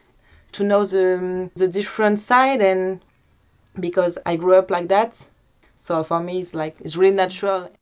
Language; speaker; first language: English; non-native, learner; French